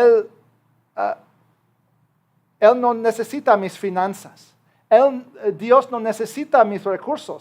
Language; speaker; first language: Spanish; non-native, fluent; English